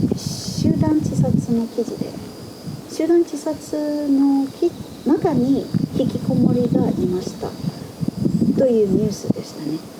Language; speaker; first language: Japanese; non-native, fluent; Chinese